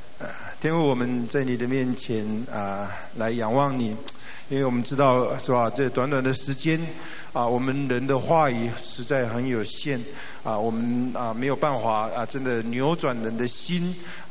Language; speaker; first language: Chinese; native; Chinese